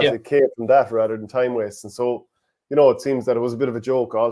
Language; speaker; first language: English; native; English